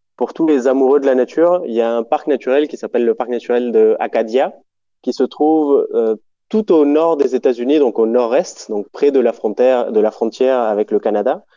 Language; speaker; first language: French; native; French